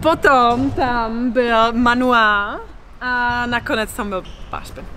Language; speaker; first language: Czech; non-native, learner; English